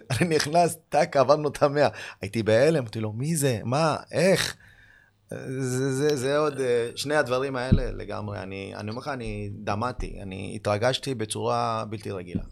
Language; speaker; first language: Hebrew; early bilingual, other home language; Amharic